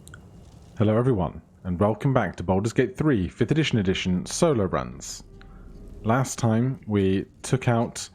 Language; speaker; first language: English; native; English